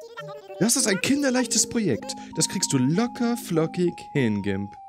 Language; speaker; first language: German; native; German